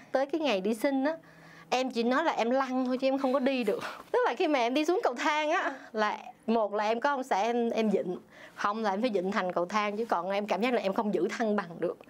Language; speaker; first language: Vietnamese; native; Vietnamese